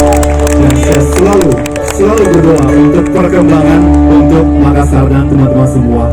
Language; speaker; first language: Indonesian; non-native, fluent; Japanese